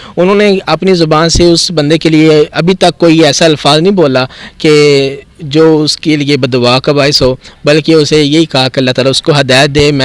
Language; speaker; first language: Urdu; non-native, local second language; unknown